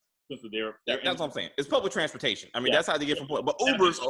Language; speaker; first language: English; native; English